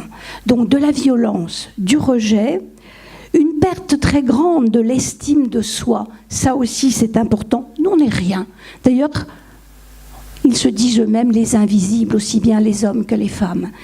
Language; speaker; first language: French; native; French